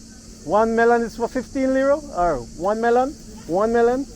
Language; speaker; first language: English; non-native, learner; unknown